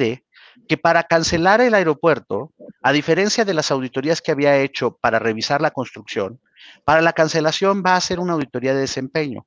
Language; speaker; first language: Spanish; native; Spanish